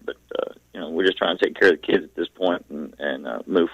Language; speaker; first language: English; native; English